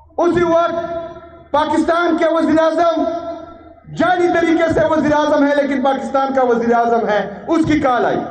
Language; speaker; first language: Urdu; non-native, local second language; Pashto